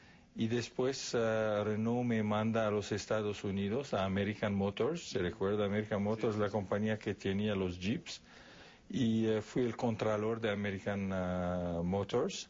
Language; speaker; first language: Spanish; non-native, fluent; Arabic